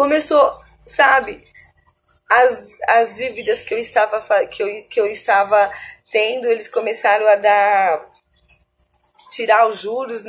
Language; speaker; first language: Portuguese; native; Portuguese